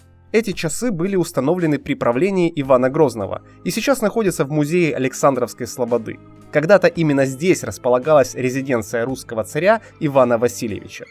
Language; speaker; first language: Russian; native; Russian